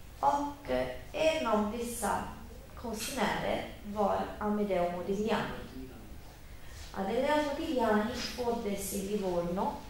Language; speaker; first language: Swedish; non-native, fluent; Italian